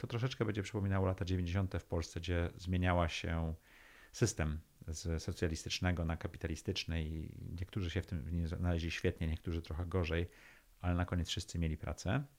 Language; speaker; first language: Polish; early bilingual, heritage; Polish